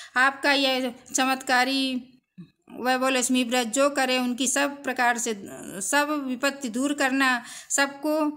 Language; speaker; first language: Hindi; native; Hindi